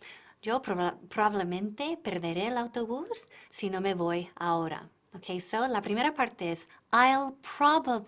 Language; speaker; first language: Spanish; non-native, fluent; English